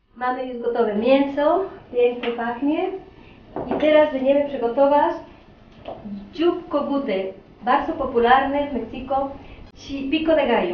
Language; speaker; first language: Polish; non-native, fluent; Spanish